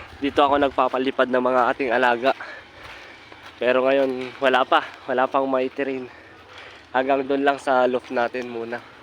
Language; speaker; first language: Filipino; native; Filipino